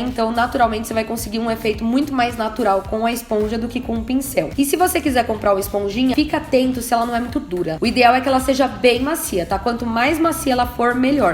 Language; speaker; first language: Portuguese; native; Portuguese